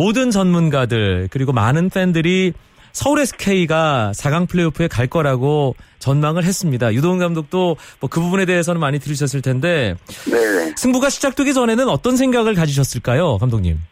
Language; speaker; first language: Korean; native; Korean